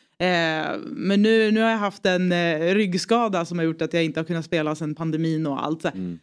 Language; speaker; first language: Swedish; early bilingual, other home language; Persian